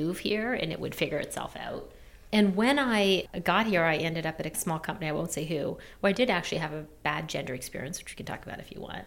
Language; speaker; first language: English; native; English